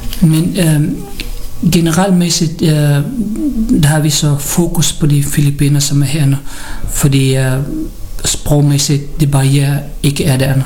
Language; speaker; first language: Danish; early bilingual, other home language; Filipino